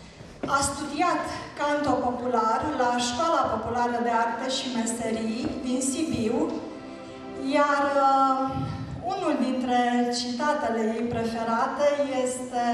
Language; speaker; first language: Romanian; native; Romanian